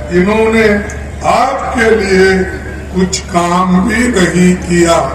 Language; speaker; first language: Hindi; non-native, local second language; Kannada